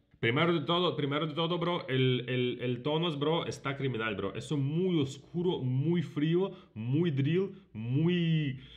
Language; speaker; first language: Spanish; non-native, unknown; Ukrainian